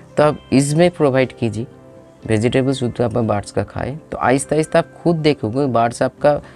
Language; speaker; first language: Hindi; non-native, local second language; Bangla